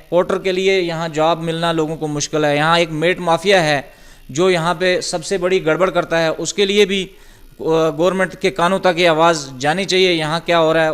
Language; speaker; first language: Urdu; non-native, local second language; Pahari-Potwari